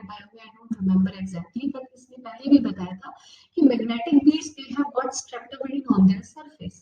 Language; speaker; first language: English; non-native, local second language; Hindi